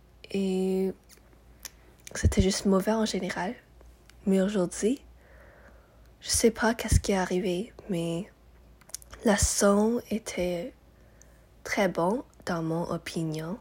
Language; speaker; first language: French; non-native, local second language; English